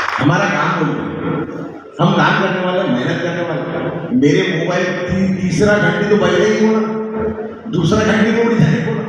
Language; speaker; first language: Hindi; non-native, local second language; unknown